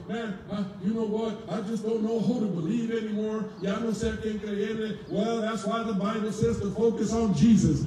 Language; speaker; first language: English; early bilingual, other home language; Spanish